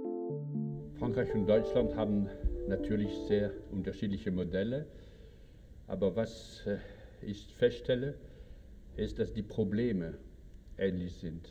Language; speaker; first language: German; non-native, fluent; French